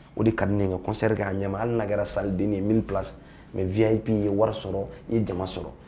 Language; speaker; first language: French; non-native, local second language; Tamasheq